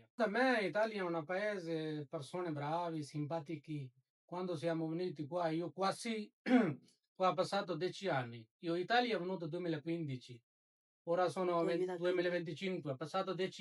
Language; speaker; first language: Italian; non-native, learner; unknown